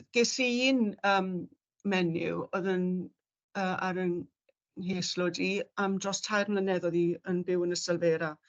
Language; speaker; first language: Welsh; native; Welsh